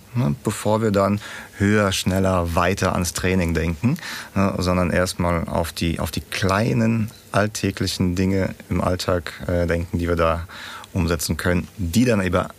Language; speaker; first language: German; early bilingual, other home language; Russian